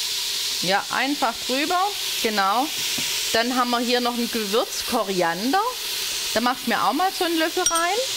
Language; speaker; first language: German; native; German